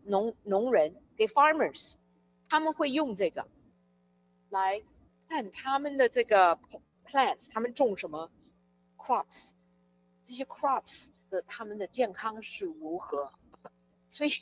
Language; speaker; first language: Chinese; early bilingual, heritage; English